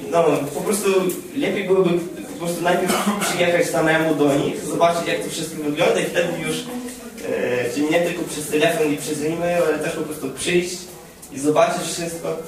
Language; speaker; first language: Polish; non-native, fluent; Ukrainian